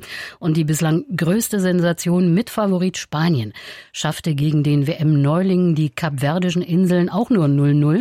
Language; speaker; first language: German; native; German